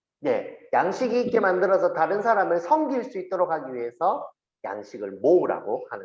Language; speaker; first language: Korean; native; Korean